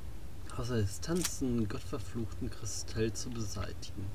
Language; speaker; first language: German; native; German